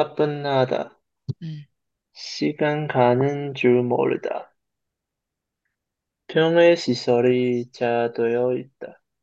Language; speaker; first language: Korean; non-native, learner; Chinese